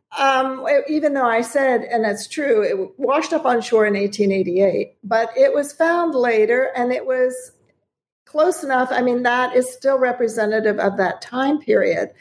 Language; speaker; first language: English; early bilingual, other home language; German